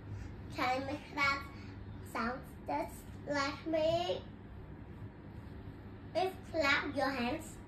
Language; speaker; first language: English; non-native, learner; Vietnamese